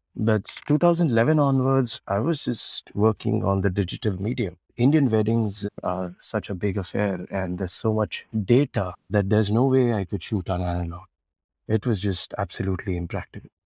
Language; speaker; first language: English; non-native, local second language; Marathi